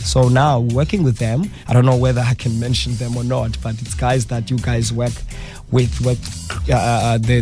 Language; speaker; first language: English; non-native, local second language; Xhosa